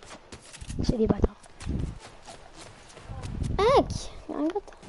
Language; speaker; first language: French; native; French